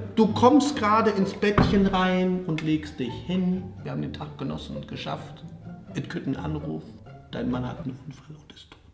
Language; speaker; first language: German; early bilingual, other home language; Turkish